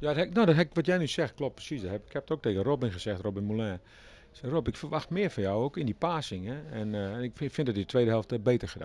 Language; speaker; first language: Dutch; native; Dutch